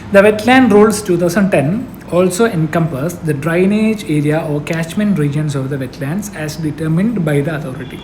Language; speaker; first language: English; non-native, local second language; Malayalam